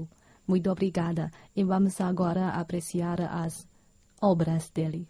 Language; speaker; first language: Portuguese; non-native, fluent; Chinese